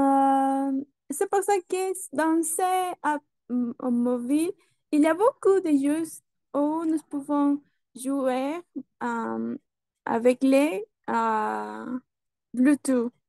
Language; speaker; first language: French; non-native, learner; Spanish